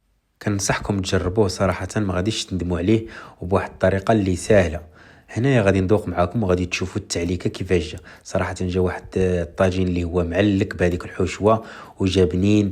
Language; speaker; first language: Arabic; native; Arabic